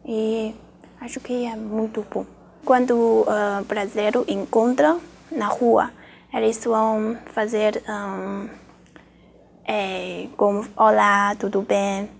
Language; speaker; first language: Portuguese; non-native, learner; Chinese